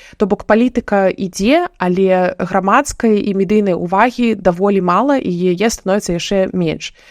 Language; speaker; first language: Belarusian; non-native, local second language; Russian